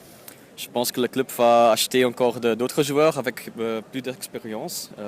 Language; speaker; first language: French; non-native, local second language; Dutch